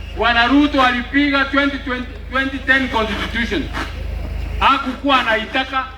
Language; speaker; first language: Swahili; non-native, local second language; Gusii